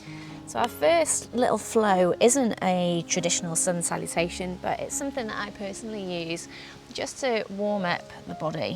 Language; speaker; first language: English; native; English